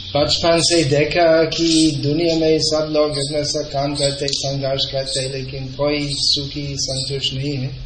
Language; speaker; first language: Hindi; non-native, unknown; English